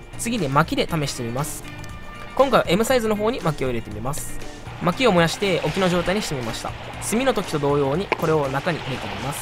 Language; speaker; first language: Japanese; native; Japanese